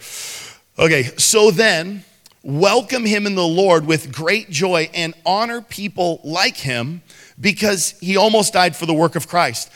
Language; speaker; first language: English; native; English